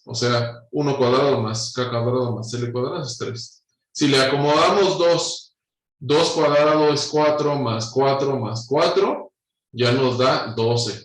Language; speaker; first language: Spanish; native; Spanish